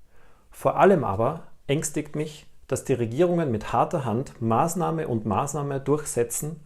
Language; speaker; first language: German; native; German